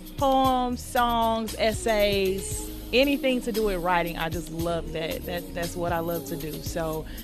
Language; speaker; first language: English; native; English